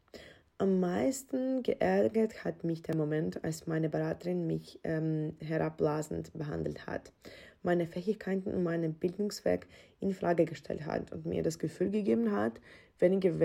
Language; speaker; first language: German; non-native, fluent; Ukrainian